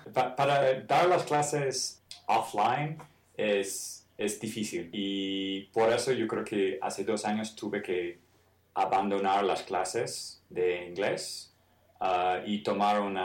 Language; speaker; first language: Spanish; non-native, fluent; English